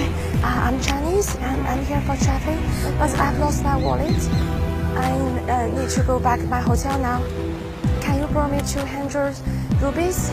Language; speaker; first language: English; non-native, learner; Chinese